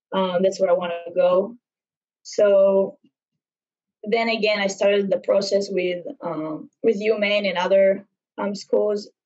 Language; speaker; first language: English; non-native, fluent; Hebrew